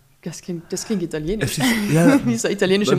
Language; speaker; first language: German; native; German